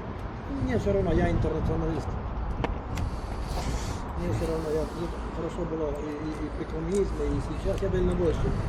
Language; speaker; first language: Russian; non-native, local second language; Ukrainian